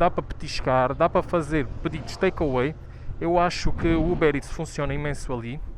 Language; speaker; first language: Portuguese; native; Portuguese